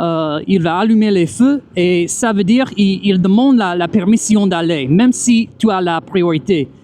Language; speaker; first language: French; non-native, fluent; English